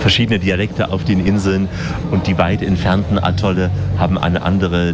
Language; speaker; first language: German; native; German